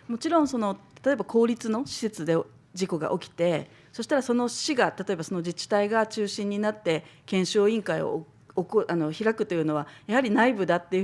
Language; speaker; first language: Japanese; native; Japanese